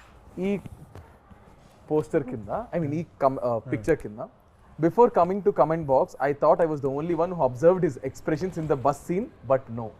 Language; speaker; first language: Telugu; native; Telugu